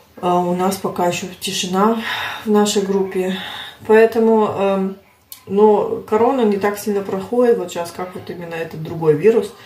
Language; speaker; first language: Russian; early bilingual, heritage; Russian